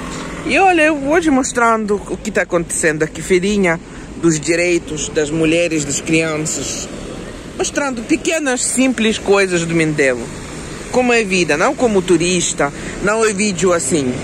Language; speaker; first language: Portuguese; non-native, learner; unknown